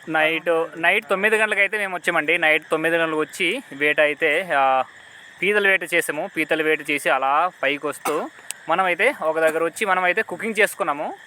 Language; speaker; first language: Telugu; native; Telugu